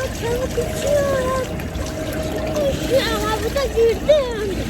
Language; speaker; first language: Turkish; early bilingual, heritage; Turkish